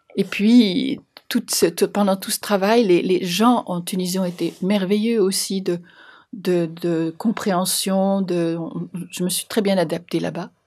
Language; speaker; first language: French; native; French